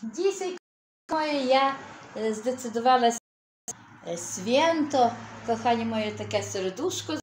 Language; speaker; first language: Polish; non-native, fluent; Ukrainian